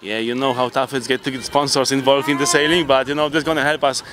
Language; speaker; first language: English; non-native, fluent; Polish